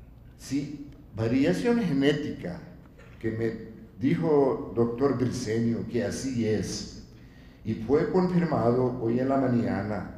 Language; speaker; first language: Spanish; non-native, fluent; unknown